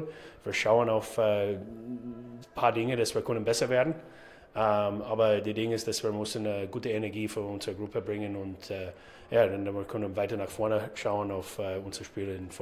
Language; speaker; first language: German; non-native, fluent; English